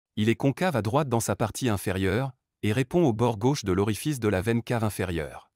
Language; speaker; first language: French; non-native, local second language; Arabic